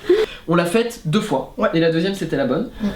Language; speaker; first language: French; native; French